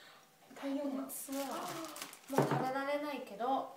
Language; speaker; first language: Japanese; non-native, learner; Chinese